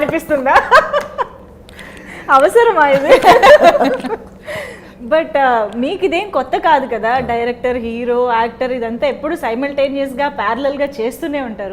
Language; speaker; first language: Telugu; native; Telugu